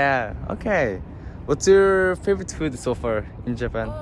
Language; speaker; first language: English; non-native, learner; Japanese